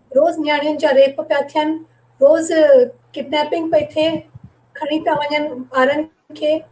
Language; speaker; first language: Sindhi; early bilingual, heritage; Sindhi